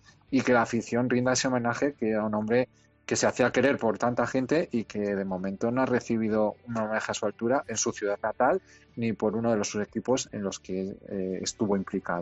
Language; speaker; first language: Spanish; native; Spanish